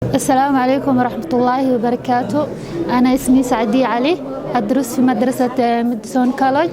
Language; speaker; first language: Arabic; non-native, learner; Somali